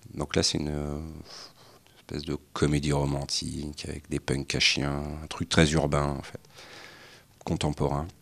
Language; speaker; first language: French; native; French